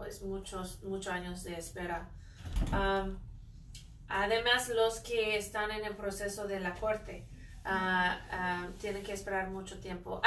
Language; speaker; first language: Spanish; non-native, fluent; English